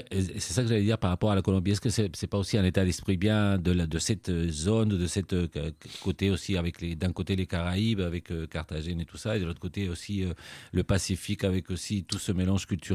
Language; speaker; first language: French; native; French